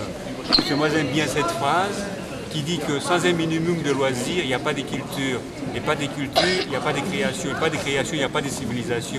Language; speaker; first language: French; native; French